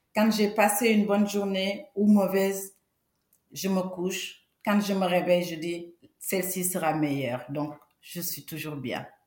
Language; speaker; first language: French; non-native, local second language; Wolof